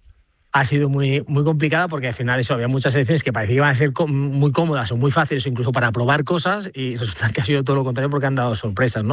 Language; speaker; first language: Spanish; native; Spanish